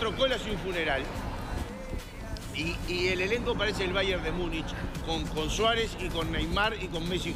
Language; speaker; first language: Spanish; native; Spanish